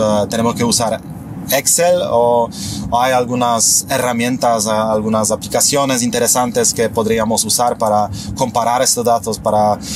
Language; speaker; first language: Spanish; non-native, fluent; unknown